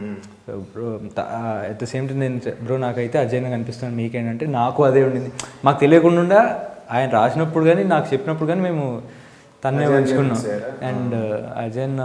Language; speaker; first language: Telugu; native; Telugu